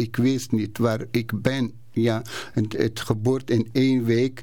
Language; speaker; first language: Dutch; non-native, learner; Persian